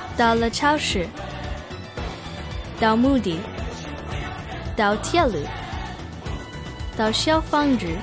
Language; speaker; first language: Chinese; non-native, learner; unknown